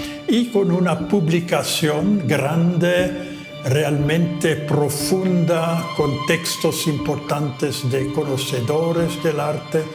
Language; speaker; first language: Spanish; non-native, fluent; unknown